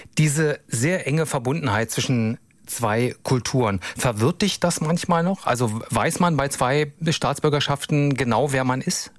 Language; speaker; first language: German; native; German